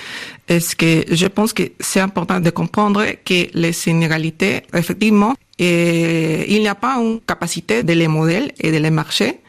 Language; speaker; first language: French; non-native, learner; Spanish